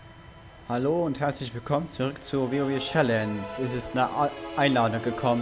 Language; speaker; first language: German; native; German